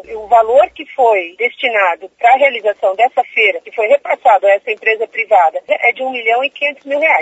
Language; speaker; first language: Portuguese; native; Portuguese